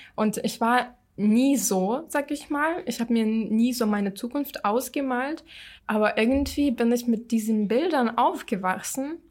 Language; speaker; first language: German; non-native, fluent; Ukrainian